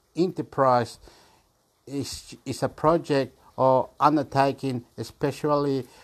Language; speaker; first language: English; non-native, fluent; Spanish